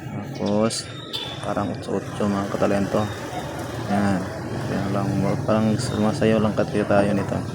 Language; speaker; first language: Filipino; non-native, local second language; Cebuano